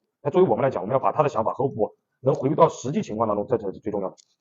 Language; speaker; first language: Chinese; native; Chinese